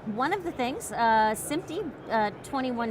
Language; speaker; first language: English; native; English